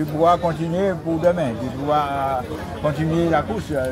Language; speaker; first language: French; native; French